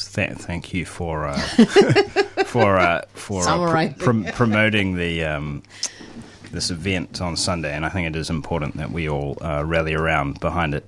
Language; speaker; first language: English; native; English